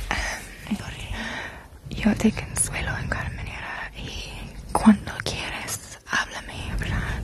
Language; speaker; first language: Spanish; non-native, learner; English